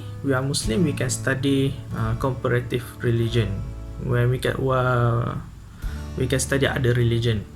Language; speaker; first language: English; non-native, learner; Malay